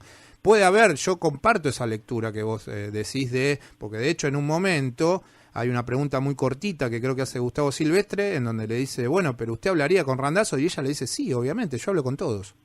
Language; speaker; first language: Spanish; native; Spanish